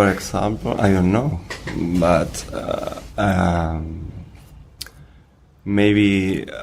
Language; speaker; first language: English; non-native, learner; Spanish